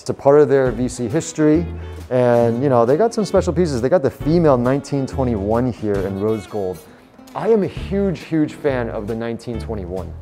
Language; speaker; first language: English; early bilingual, other home language; Chinese